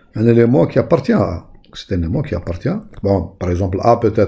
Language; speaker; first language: French; non-native, local second language; Arabic